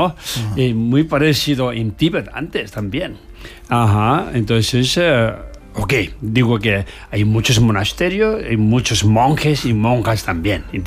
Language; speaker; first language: Spanish; non-native, learner; Tibetan